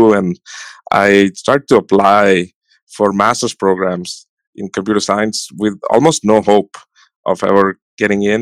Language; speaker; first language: English; non-native, local second language; Hindi